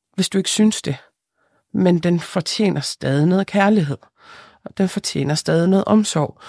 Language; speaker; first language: Danish; early bilingual, other home language; Lithuanian